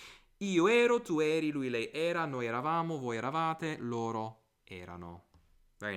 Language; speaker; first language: Italian; non-native, fluent; English